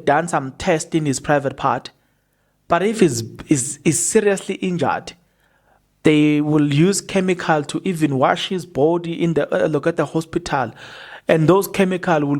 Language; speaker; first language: English; non-native, local second language; Zulu